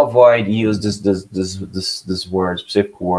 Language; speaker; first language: English; non-native, learner; Portuguese